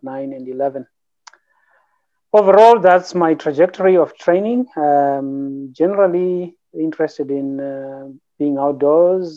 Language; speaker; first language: English; non-native, local second language; Shona